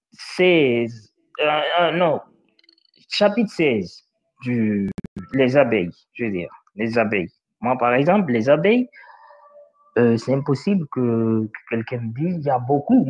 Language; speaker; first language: French; non-native, learner; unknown